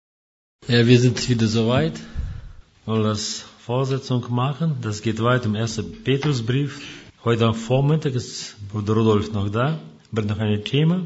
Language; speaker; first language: German; non-native, fluent; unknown